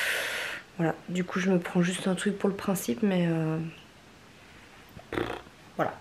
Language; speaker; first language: French; native; French